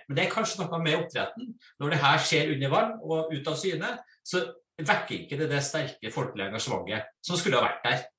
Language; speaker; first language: Norwegian; native; Norwegian